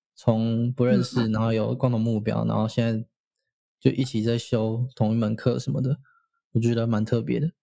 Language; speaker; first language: Chinese; native; Chinese